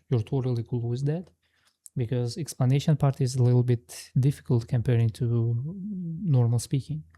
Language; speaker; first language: English; non-native, fluent; Uzbek